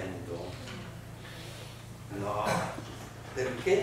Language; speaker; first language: Italian; non-native, learner; Spanish